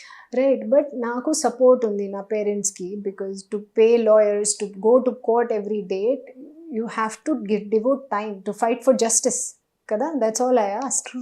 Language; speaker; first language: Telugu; non-native, learner; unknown